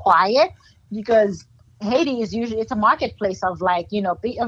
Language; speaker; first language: English; non-native, fluent; Haitian Creole